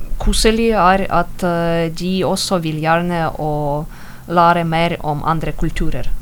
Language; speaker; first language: Norwegian; non-native, learner; Ukrainian